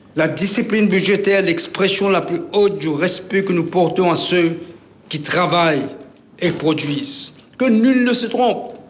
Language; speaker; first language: French; non-native, local second language; Morisyen